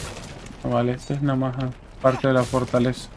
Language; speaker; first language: Spanish; native; Spanish